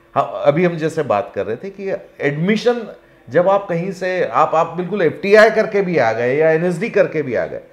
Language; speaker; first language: Hindi; native; Hindi